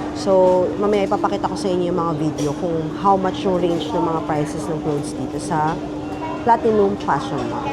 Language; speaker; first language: Filipino; native; Filipino